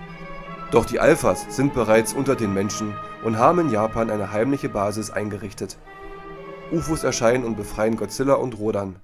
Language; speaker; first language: German; native; German